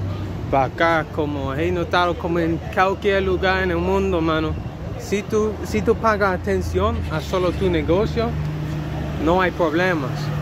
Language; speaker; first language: Spanish; non-native, learner; English